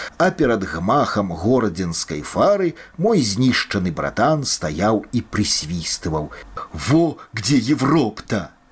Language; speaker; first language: Belarusian; native; Belarusian